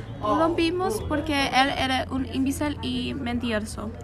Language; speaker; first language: Spanish; non-native, learner; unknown